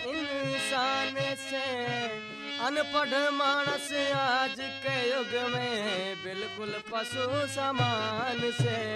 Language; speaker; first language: Hindi; native; Hindi